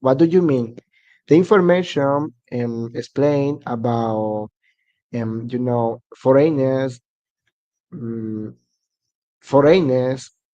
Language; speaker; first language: English; non-native, learner; Spanish